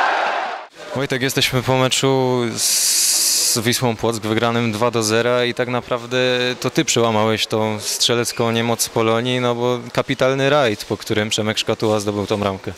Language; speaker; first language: Polish; native; Polish